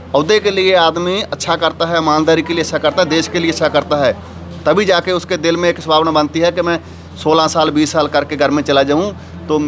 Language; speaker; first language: Hindi; native; Hindi